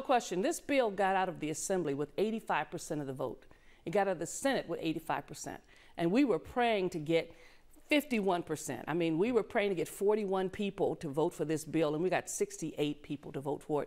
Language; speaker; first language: English; native; English